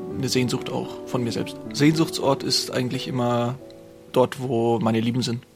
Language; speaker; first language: German; native; German